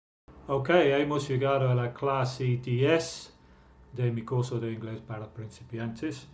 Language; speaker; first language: Spanish; non-native, fluent; English